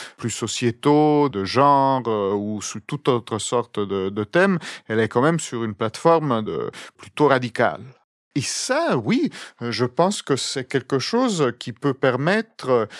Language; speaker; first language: French; non-native, fluent; Italian